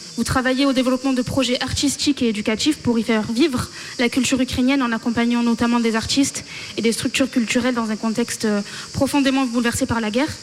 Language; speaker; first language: French; native; French